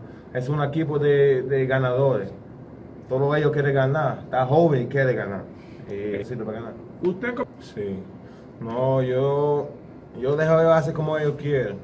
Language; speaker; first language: Spanish; non-native, learner; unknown